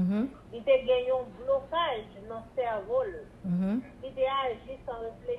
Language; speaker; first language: French; non-native, local second language; Haitian Creole